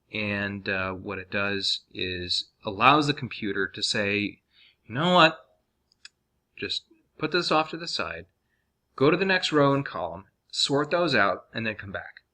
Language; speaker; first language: English; native; English